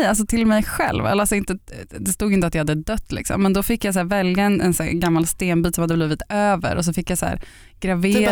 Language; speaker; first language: Swedish; native; Swedish